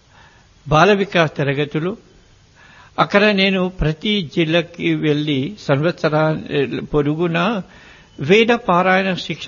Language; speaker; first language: Telugu; non-native, fluent; Morisyen